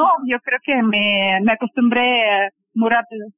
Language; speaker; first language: Spanish; non-native, fluent; Russian